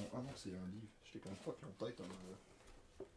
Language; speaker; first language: French; native; French